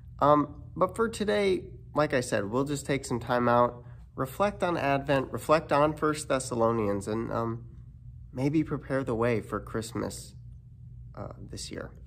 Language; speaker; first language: English; native; English